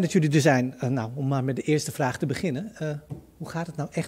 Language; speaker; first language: Dutch; native; Dutch